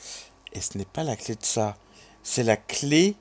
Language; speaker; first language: French; native; French